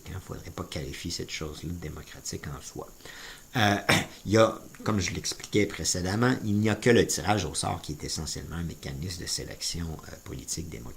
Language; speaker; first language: French; native; French